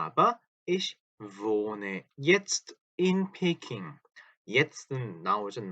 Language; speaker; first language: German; non-native, fluent; Korean